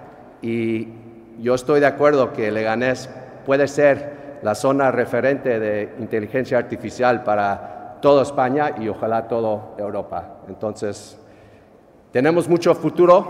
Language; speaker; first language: Spanish; non-native, fluent; English